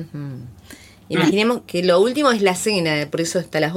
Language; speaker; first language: Spanish; native; Spanish